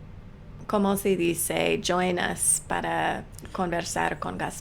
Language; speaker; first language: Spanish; non-native, learner; English